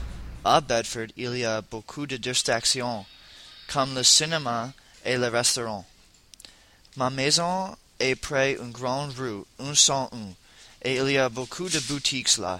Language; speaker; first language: French; non-native, learner; English